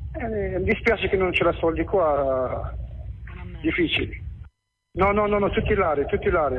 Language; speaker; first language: Italian; non-native, learner; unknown